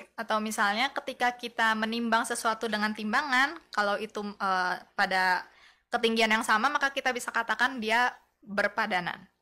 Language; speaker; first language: Indonesian; native; Indonesian